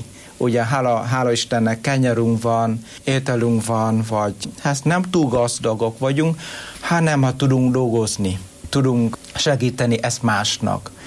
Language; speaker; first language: Hungarian; non-native, learner; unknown